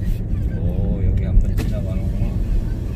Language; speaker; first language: Korean; native; Korean